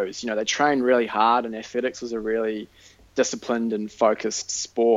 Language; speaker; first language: English; native; English